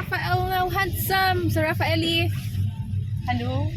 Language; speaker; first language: English; non-native, local second language; Filipino